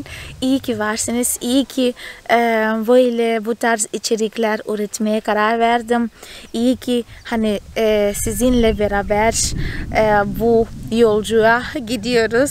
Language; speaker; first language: Turkish; non-native, fluent; Portuguese